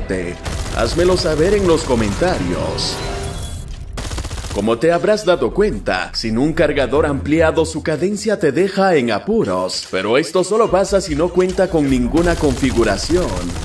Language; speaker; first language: Spanish; native; Spanish